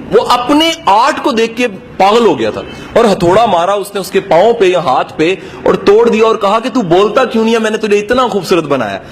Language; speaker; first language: Urdu; non-native, local second language; Punjabi